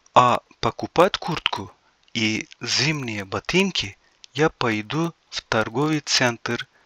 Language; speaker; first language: Russian; non-native, fluent; Turkish